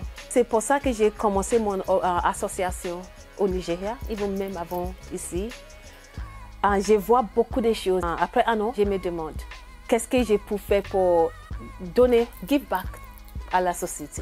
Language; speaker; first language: French; non-native, learner; English